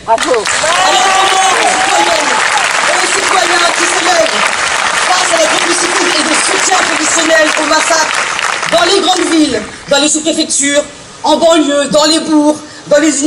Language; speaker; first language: French; native; French